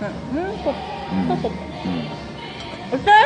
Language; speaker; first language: Korean; non-native, learner; Japanese